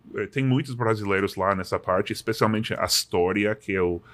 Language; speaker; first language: Portuguese; non-native, fluent; English